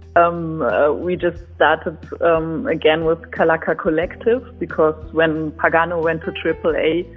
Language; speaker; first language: English; non-native, fluent; German